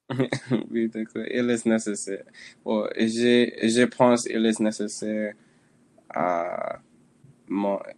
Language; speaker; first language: French; non-native, learner; English